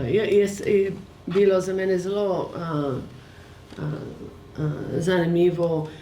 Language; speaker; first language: Slovenian; early bilingual, heritage; English